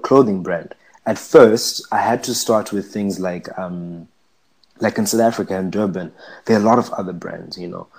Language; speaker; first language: English; non-native, local second language; Shona